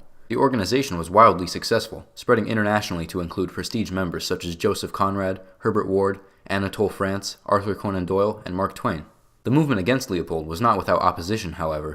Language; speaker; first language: English; native; English